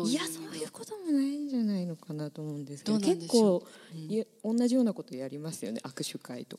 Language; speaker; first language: Japanese; native; Japanese